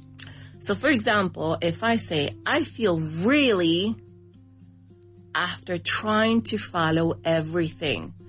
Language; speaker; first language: English; non-native, fluent; Spanish